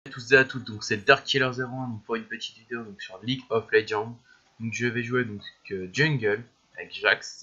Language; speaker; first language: French; native; French